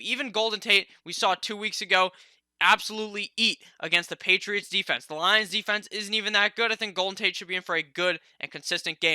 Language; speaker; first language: English; native; English